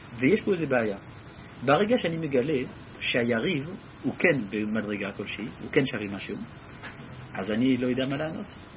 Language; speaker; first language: Hebrew; non-native, fluent; French